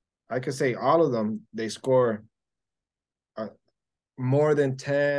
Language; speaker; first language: English; non-native, local second language; Spanish